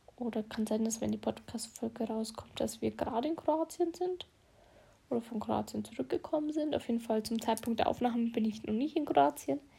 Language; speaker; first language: German; early bilingual, other home language; Russian